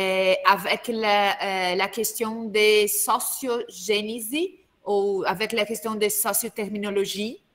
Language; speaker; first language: French; non-native, learner; Portuguese